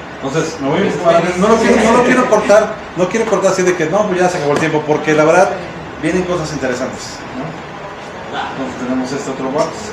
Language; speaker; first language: Spanish; native; Spanish